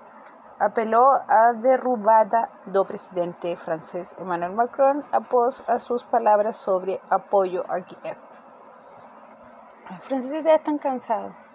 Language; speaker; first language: Portuguese; non-native, fluent; Spanish